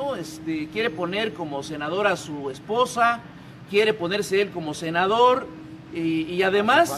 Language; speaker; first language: Spanish; native; Spanish